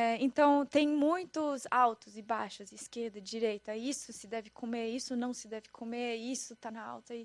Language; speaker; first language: Portuguese; non-native, fluent; German